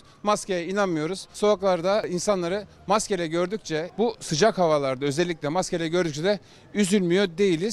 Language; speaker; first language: Turkish; native; Turkish